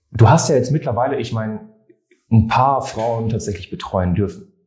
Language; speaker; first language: German; non-native, fluent; French